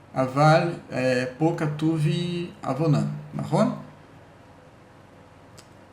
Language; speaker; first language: Hebrew; non-native, learner; Portuguese